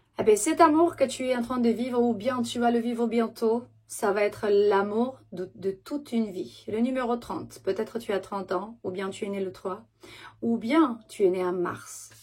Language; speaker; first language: French; non-native, fluent; Romanian